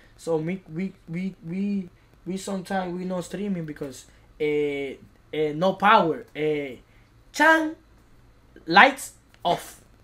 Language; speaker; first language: English; non-native, learner; Spanish